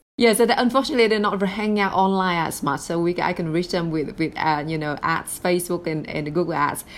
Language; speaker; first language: English; non-native, fluent; Vietnamese